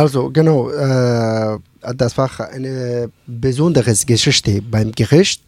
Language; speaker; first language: German; non-native, learner; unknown